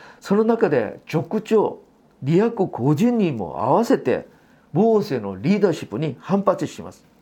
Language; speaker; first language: Japanese; non-native, fluent; Korean